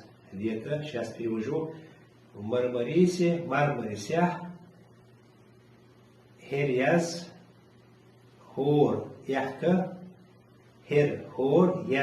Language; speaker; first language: Russian; non-native, local second language; Chechen